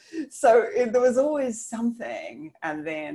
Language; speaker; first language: English; native; English